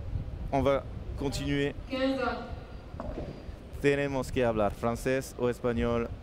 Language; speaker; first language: Spanish; non-native, learner; French